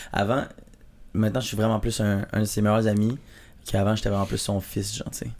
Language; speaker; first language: French; native; French